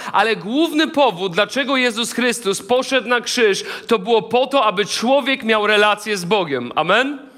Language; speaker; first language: Polish; native; Polish